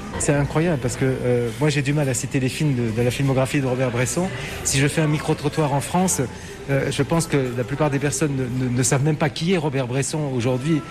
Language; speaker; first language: French; native; French